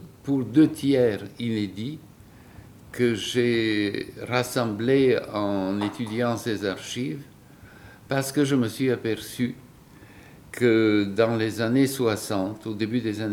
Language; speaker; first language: French; non-native, fluent; Bulgarian